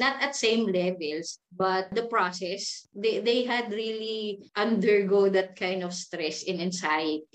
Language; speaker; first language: English; non-native, local second language; Cebuano